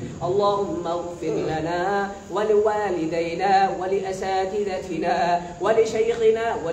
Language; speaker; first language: Arabic; non-native, fluent; Bangla